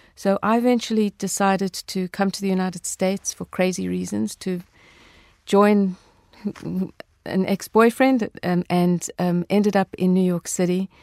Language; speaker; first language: English; native; English